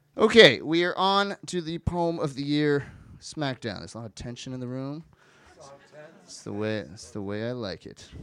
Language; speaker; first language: English; native; English